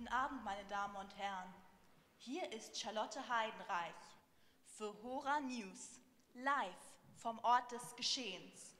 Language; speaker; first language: German; native; German